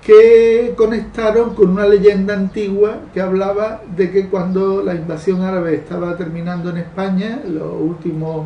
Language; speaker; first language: Spanish; native; Spanish